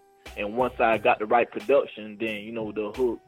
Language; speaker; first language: English; native; English